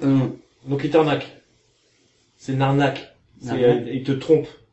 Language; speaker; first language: French; native; French